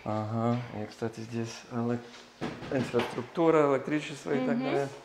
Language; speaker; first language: Russian; non-native, learner; English